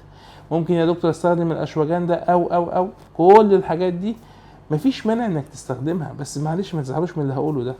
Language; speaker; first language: Arabic; native; Arabic